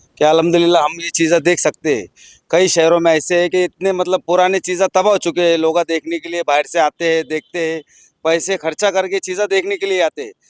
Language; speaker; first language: Hindi; non-native, local second language; Urdu